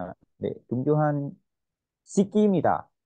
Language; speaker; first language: Korean; non-native, learner; Vietnamese